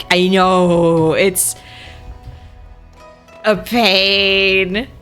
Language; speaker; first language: English; native; English